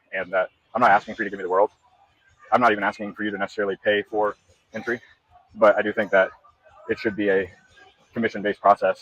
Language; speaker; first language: English; native; English